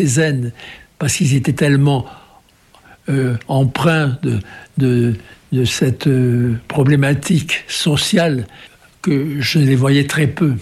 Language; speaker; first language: French; native; French